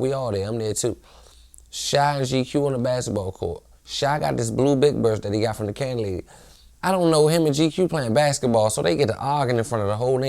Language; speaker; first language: English; native; English